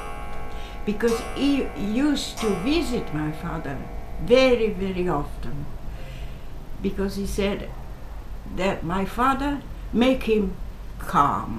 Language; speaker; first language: English; non-native, fluent; Italian